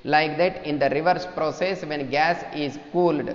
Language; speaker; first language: English; non-native, local second language; Kannada